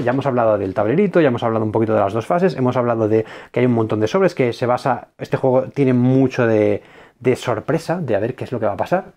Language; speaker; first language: Spanish; native; Spanish